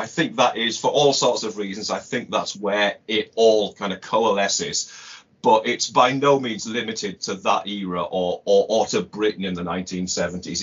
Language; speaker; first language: English; native; English